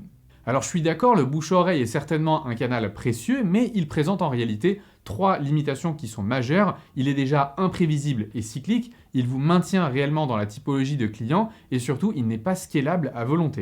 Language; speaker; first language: French; native; French